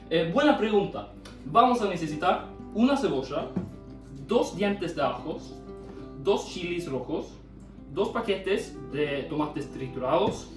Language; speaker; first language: Spanish; non-native, learner; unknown